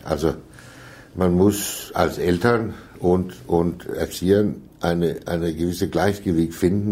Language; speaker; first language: German; non-native, fluent; Danish